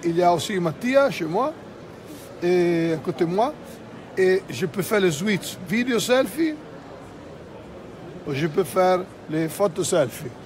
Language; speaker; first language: French; non-native, fluent; Italian